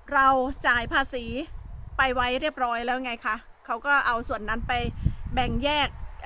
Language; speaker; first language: Thai; native; Thai